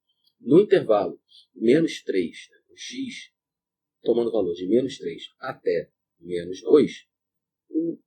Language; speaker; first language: Portuguese; native; Portuguese